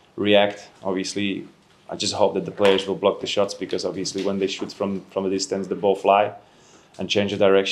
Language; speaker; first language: English; non-native, fluent; Slovak